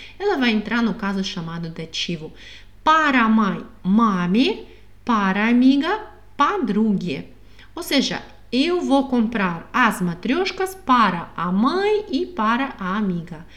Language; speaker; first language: Portuguese; non-native, fluent; Russian